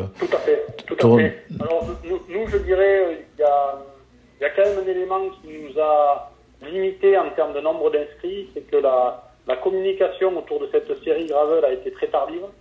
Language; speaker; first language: French; native; French